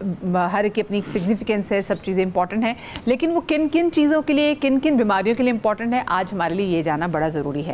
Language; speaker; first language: Urdu; native; Urdu